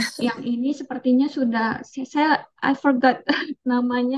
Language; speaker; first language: Indonesian; native; Indonesian